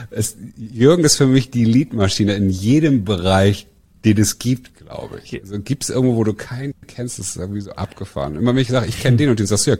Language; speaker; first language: German; native; German